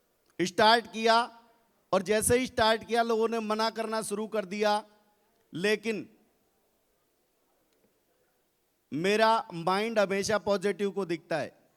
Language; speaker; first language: Hindi; native; Hindi